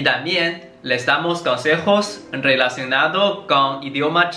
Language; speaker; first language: Spanish; non-native, learner; Chinese